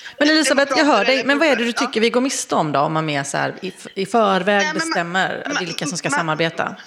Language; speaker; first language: Swedish; native; Swedish